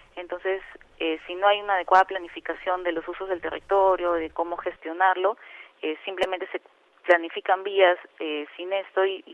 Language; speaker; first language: Spanish; native; Spanish